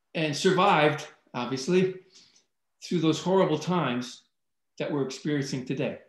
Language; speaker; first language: English; early bilingual, other home language; Italian